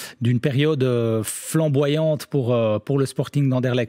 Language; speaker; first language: French; native; French